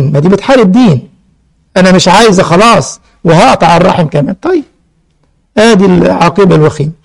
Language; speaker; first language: Arabic; native; Arabic